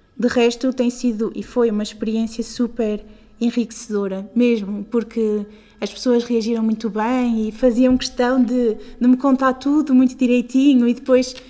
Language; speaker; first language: Portuguese; native; Portuguese